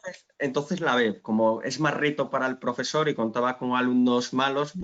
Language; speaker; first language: Spanish; native; Spanish